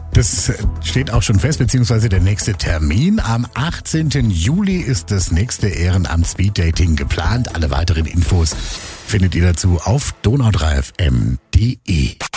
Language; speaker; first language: German; native; German